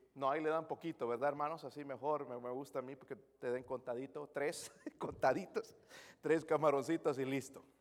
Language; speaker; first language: Spanish; native; Spanish